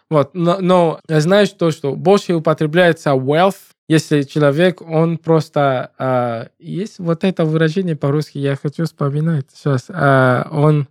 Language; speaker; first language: Russian; non-native, fluent; English